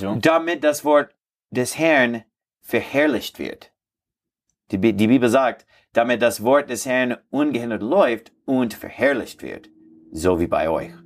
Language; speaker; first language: German; non-native, learner; English